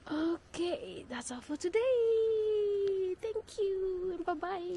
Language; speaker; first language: English; non-native, learner; Indonesian